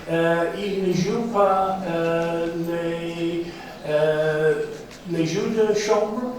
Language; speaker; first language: French; non-native, fluent; English